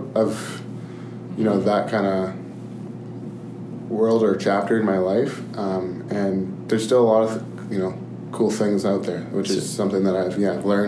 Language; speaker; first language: English; native; English